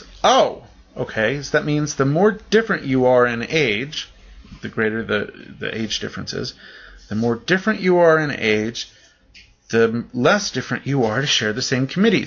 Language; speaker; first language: English; native; English